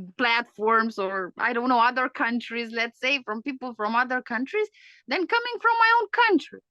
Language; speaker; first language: English; non-native, fluent; Romanian